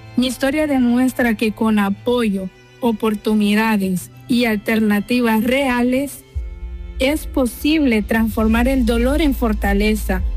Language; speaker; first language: Spanish; native; Spanish